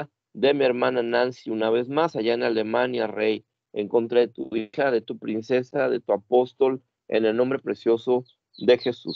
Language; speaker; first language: Spanish; native; Spanish